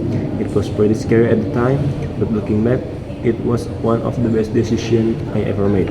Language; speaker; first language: English; non-native, learner; Indonesian